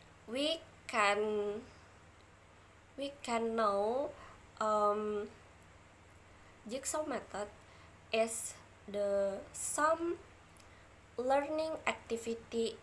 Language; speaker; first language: English; non-native, learner; Indonesian